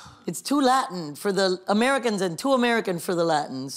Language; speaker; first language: English; early bilingual, other home language; Spanish